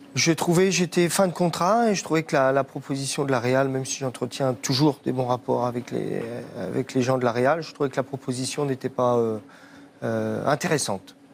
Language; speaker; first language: French; native; French